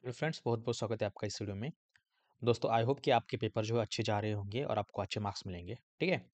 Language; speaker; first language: Hindi; non-native, local second language; Marathi